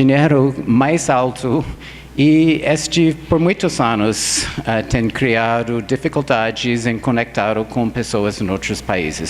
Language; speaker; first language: Portuguese; non-native, fluent; English